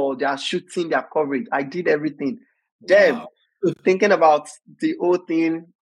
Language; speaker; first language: English; non-native, local second language; Yoruba